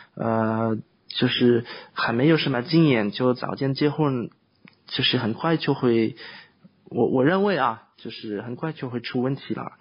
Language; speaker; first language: Chinese; non-native, fluent; French